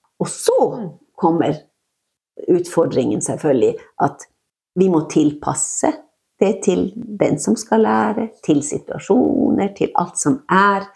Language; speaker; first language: Norwegian; non-native, local second language; Northern Sami